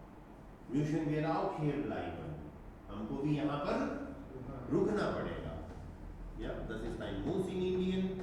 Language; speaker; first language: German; non-native, fluent; Hindi